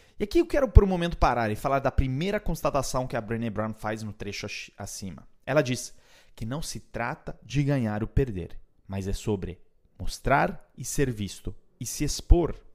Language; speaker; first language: Portuguese; non-native, fluent; Italian